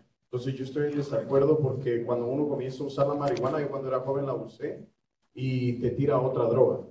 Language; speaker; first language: Spanish; native; Spanish